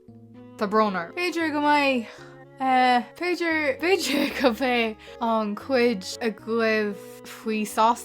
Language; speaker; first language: Irish; non-native, local second language; English